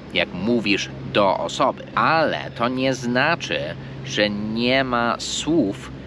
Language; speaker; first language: Polish; non-native, fluent; English